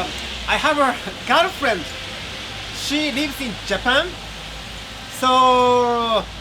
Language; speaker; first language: English; non-native, learner; Japanese